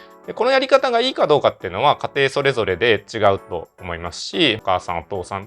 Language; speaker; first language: Japanese; native; Japanese